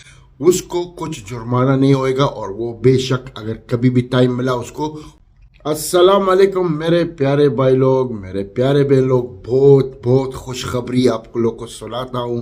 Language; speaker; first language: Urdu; non-native, local second language; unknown